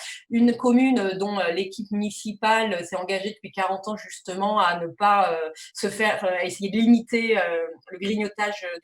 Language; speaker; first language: French; native; French